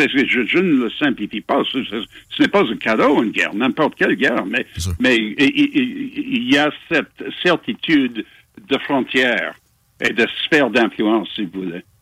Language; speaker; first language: French; non-native, local second language; English